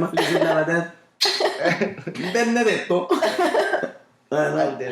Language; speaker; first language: French; native; French